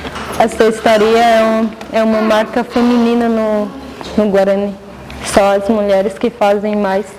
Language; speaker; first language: Portuguese; non-native, local second language; Guarani